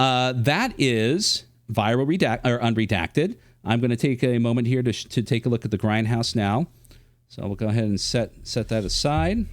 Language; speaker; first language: English; native; English